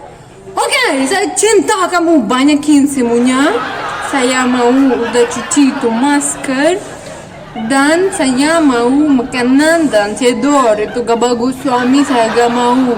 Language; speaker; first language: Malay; non-native, learner; Russian